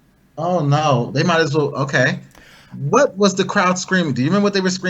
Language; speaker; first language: English; native; English